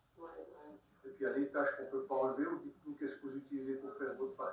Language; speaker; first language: French; native; French